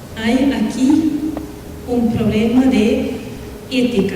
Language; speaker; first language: Spanish; non-native, fluent; Swedish